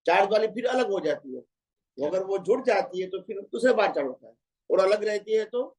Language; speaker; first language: Hindi; non-native, local second language; Gujarati